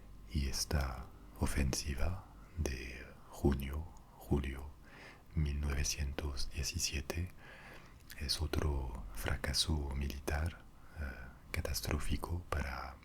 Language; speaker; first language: Spanish; non-native, fluent; French